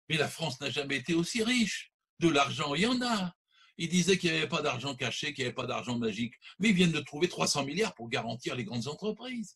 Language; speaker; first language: French; native; French